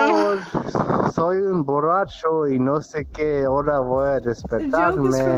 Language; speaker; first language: Spanish; non-native, learner; English